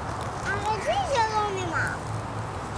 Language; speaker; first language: Polish; early bilingual, heritage; Polish